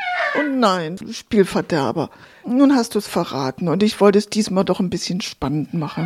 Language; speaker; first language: German; native; German